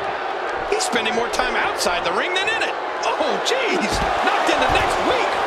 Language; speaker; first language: English; native; English